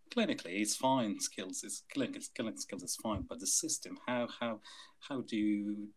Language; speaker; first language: English; non-native, fluent; Arabic